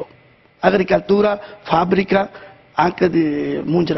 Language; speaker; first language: Italian; non-native, learner; Punjabi